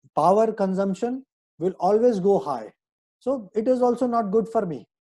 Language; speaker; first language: English; non-native, local second language; Hindi